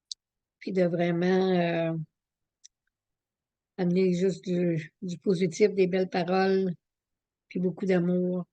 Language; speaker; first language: French; native; French